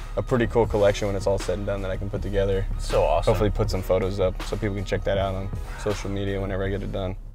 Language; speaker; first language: English; native; English